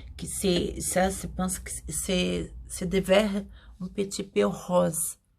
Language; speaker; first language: French; non-native, learner; Portuguese